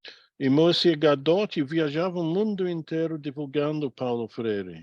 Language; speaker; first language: Portuguese; non-native, fluent; English